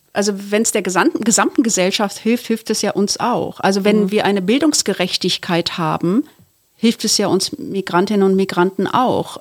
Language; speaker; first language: German; early bilingual, other home language; Turkish